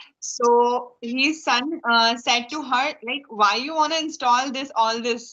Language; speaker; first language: English; non-native, local second language; Hindi